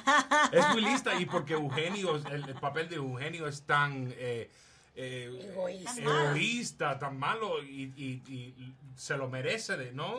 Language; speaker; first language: Spanish; early bilingual, heritage; Spanish